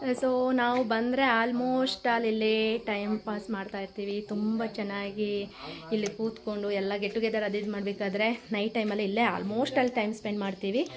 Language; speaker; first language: Kannada; non-native, local second language; Kodava